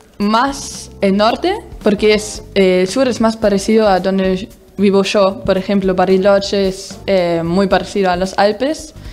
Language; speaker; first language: Spanish; non-native, fluent; German